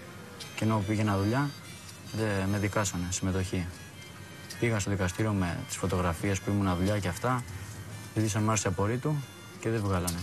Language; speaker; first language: Greek; early bilingual, other home language; Albanian